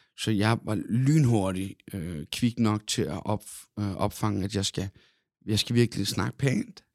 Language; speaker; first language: Danish; native; Danish